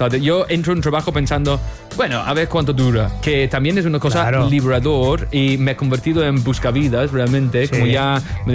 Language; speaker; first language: Spanish; non-native, fluent; English